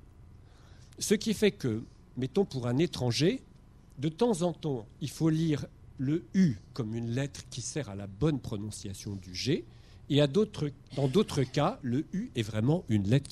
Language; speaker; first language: French; native; French